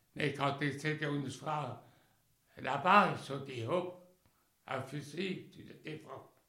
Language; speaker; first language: French; native; French